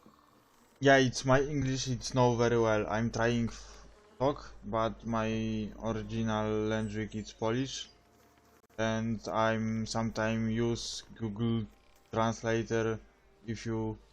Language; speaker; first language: English; non-native, learner; Polish